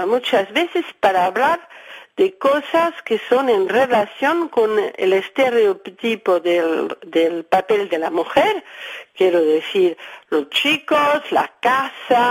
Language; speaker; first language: Spanish; early bilingual, heritage; Spanish